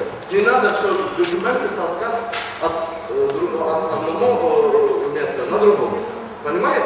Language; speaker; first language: Russian; non-native, learner; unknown